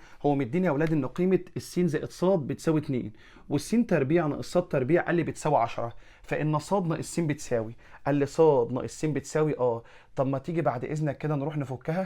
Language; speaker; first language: Arabic; native; Arabic